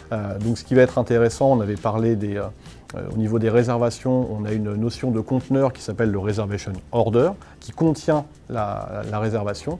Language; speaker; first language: French; native; French